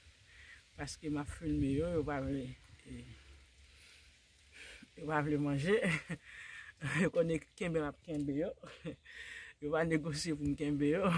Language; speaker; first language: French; non-native, learner; Haitian Creole